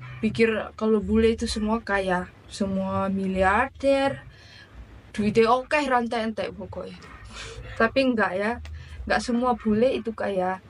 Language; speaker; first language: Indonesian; early bilingual, other home language; Russian